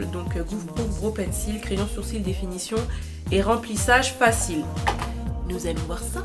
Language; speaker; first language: French; native; French